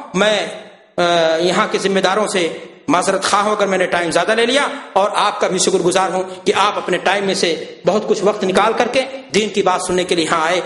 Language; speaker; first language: Urdu; native; Urdu